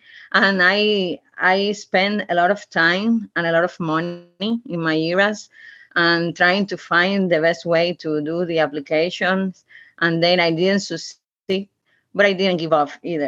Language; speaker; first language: English; non-native, learner; Spanish